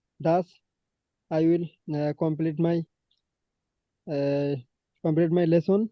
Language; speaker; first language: English; non-native, learner; Bangla